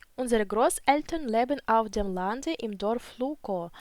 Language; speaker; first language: German; non-native, fluent; Ukrainian